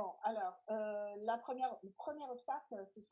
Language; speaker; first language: French; native; French